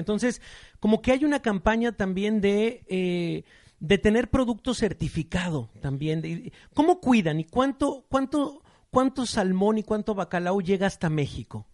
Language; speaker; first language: Spanish; native; Spanish